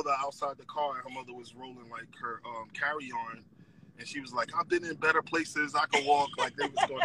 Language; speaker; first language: English; native; English